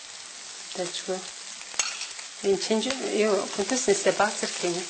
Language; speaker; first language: Mongolian; native; Mongolian